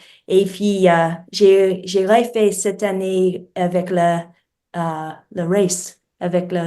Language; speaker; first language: French; non-native, learner; English